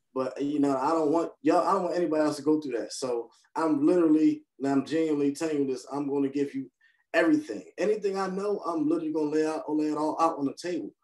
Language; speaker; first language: English; native; English